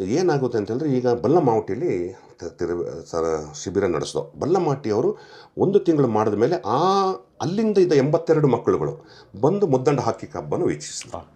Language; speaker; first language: Kannada; non-native, local second language; Kodava